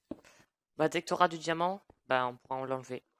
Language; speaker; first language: French; native; French